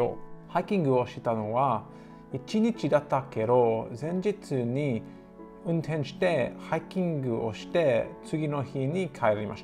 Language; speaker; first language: Japanese; non-native, learner; English